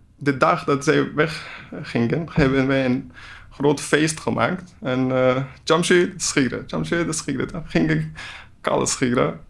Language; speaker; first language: Dutch; non-native, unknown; Persian